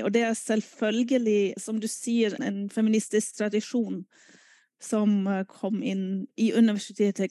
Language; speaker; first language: Norwegian; non-native, fluent; German